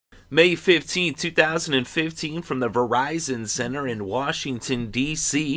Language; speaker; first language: English; native; English